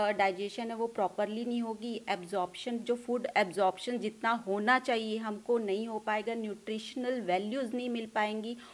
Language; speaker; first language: Hindi; non-native, local second language; Punjabi